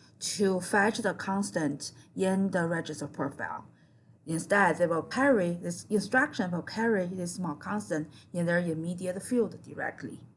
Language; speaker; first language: English; non-native, fluent; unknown